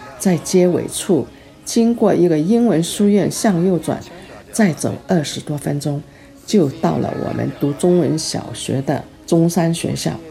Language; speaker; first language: Chinese; early bilingual, heritage; Chinese